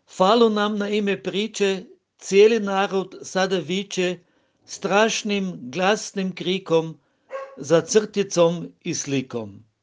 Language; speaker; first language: Croatian; native; Croatian